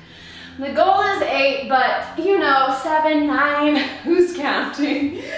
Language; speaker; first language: English; native; English